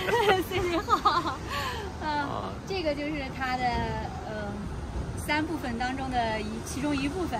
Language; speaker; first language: Chinese; native; Chinese